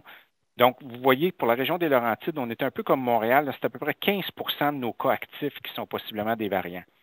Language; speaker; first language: French; native; French